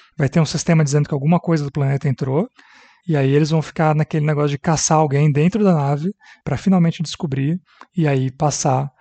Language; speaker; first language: Portuguese; native; Portuguese